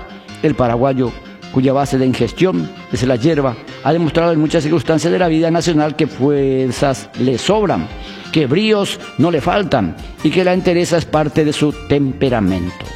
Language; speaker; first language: Spanish; native; Spanish